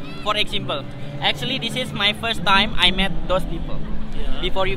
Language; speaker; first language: English; non-native, learner; Indonesian